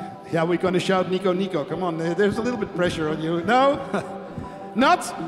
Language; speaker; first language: English; non-native, fluent; Dutch